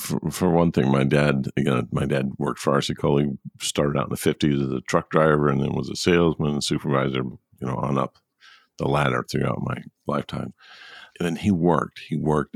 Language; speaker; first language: English; native; English